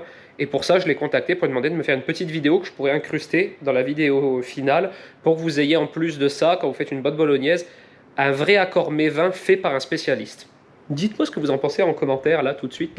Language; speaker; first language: French; native; French